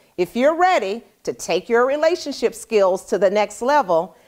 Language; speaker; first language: English; native; English